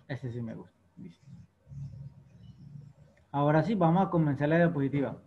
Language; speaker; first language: Spanish; native; Spanish